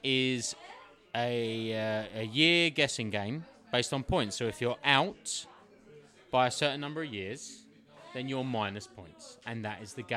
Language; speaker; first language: English; native; English